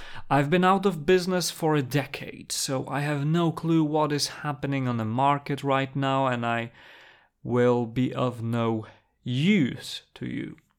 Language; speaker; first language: English; non-native, fluent; Polish